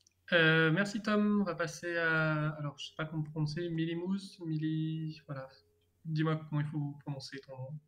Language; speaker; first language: French; native; French